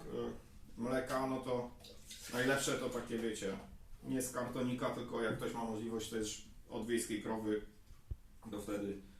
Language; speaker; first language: Polish; native; Polish